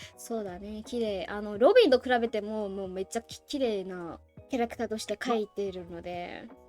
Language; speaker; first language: Japanese; non-native, fluent; Burmese